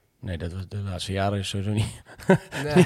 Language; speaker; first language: Dutch; native; Dutch